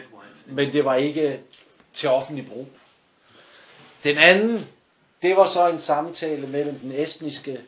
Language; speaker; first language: Danish; native; Danish